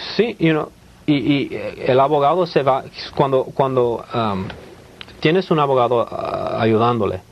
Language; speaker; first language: Spanish; early bilingual, heritage; Spanish